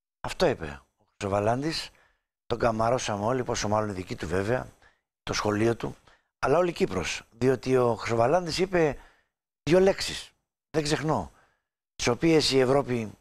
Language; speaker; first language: Greek; native; Greek